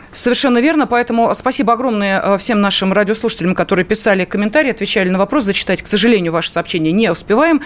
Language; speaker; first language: Russian; native; Russian